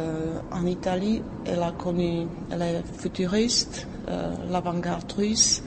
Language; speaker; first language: French; non-native, fluent; Czech